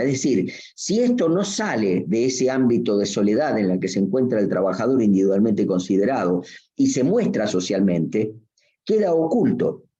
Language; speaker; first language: Spanish; native; Spanish